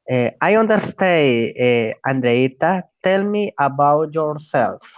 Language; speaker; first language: English; non-native, learner; Spanish